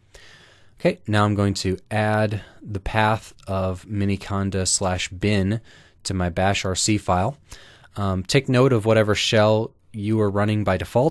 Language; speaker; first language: English; native; English